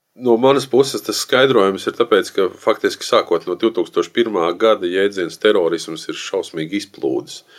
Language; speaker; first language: Latvian; native; Latvian